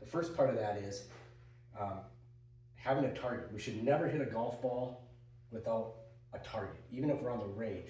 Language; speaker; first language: English; native; English